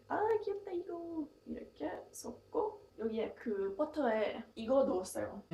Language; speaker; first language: Korean; non-native, learner; English